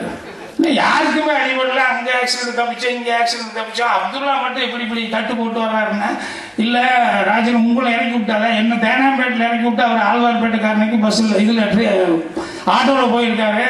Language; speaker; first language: Tamil; native; Tamil